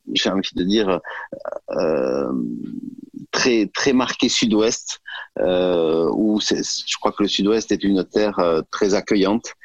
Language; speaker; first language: French; native; French